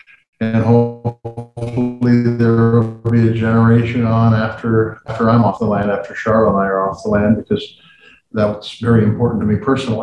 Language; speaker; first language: English; native; English